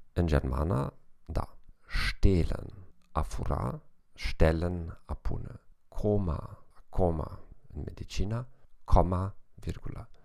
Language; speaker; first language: Romanian; non-native, fluent; German